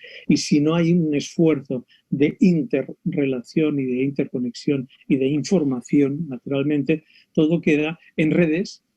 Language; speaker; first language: Spanish; native; Spanish